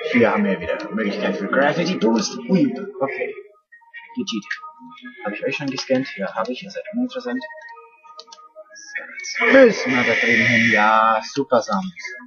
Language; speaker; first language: German; native; German